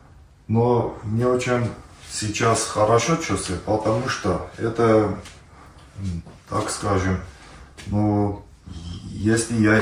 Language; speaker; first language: Russian; non-native, learner; Armenian